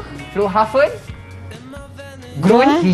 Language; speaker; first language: German; non-native, fluent; Malay